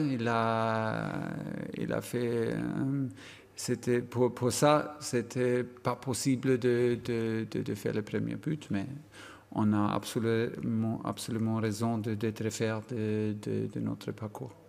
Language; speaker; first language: French; non-native, learner; German